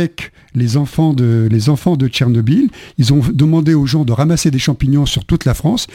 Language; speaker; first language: French; native; French